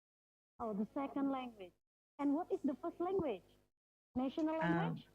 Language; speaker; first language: English; non-native, fluent; Indonesian